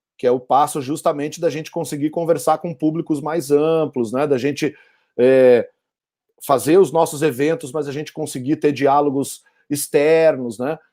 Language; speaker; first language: Portuguese; native; Portuguese